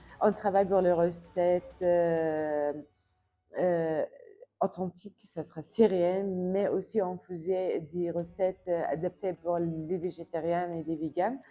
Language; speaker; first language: French; non-native, learner; Arabic